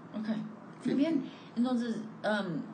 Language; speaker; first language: Spanish; non-native, fluent; English